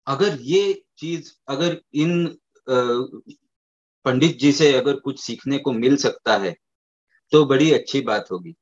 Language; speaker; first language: Hindi; native; Hindi